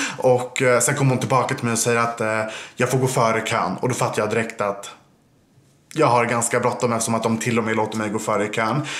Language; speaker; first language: Swedish; native; Swedish